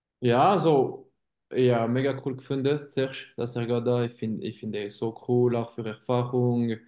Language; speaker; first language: German; non-native, local second language; French